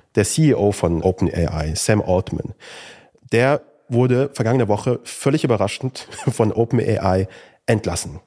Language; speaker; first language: German; native; German